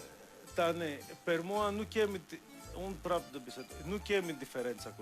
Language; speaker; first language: Albanian; non-native, learner; Greek